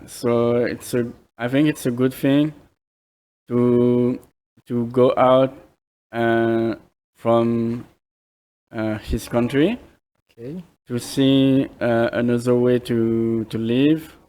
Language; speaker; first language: English; non-native, fluent; French